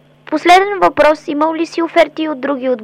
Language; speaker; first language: Bulgarian; native; Bulgarian